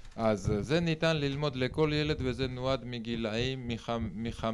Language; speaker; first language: Hebrew; non-native, fluent; Russian